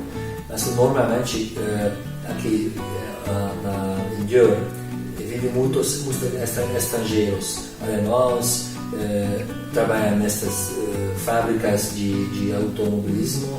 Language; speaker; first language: Portuguese; non-native, learner; Hungarian